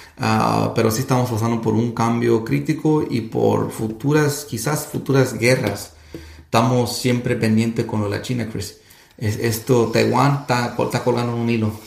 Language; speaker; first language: Spanish; early bilingual, heritage; Spanish